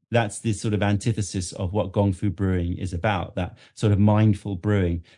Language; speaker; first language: English; native; English